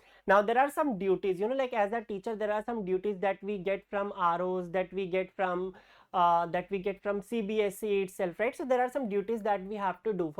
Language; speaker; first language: English; non-native, local second language; Hindi